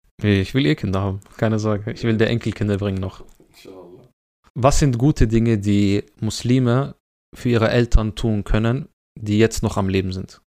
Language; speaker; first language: German; early bilingual, other home language; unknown